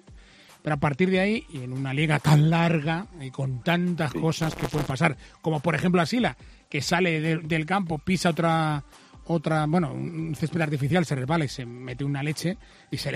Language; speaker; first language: Spanish; native; Spanish